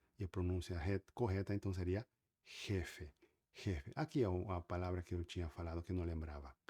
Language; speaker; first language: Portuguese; non-native, fluent; Spanish